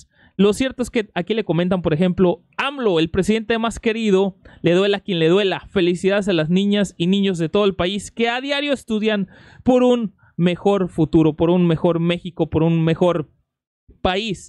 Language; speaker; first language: Spanish; native; Spanish